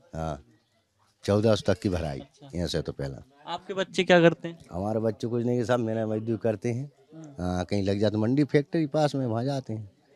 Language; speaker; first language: Hindi; native; Hindi